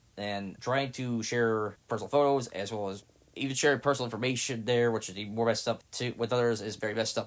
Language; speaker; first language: English; native; English